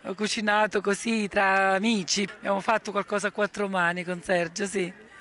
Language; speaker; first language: Italian; native; Italian